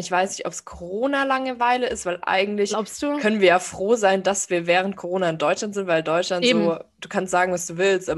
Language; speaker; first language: German; native; German